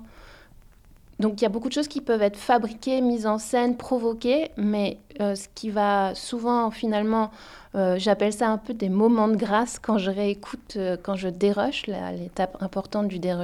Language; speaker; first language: French; native; French